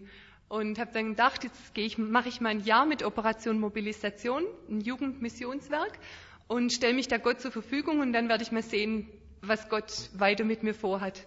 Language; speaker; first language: German; native; German